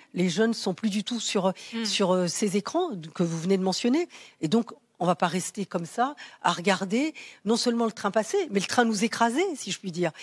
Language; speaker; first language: French; native; French